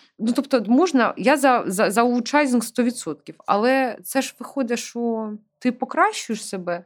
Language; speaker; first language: Ukrainian; non-native, local second language; Russian